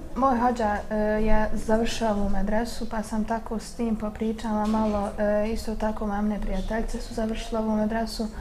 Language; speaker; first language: Serbian; early bilingual, heritage; Bosnian